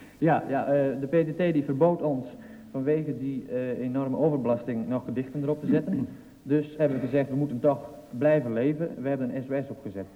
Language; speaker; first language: Dutch; non-native, local second language; Western Frisian